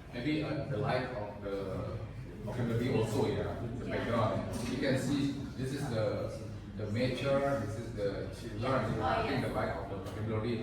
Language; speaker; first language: English; non-native, fluent; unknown